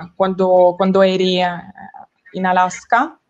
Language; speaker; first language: Italian; non-native, learner; Ukrainian